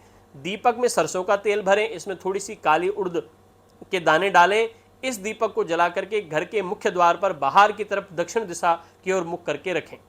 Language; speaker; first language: Hindi; native; Hindi